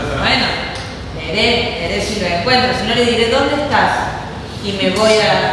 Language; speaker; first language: Spanish; native; Spanish